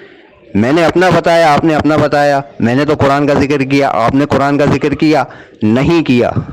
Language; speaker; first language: Urdu; native; Urdu